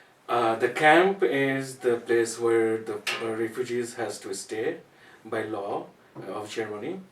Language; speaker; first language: English; non-native, fluent; Bangla